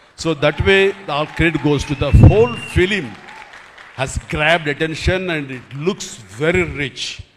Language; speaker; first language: English; non-native, local second language; Telugu